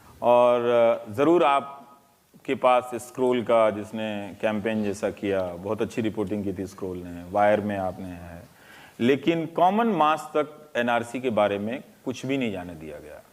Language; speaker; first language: Hindi; native; Hindi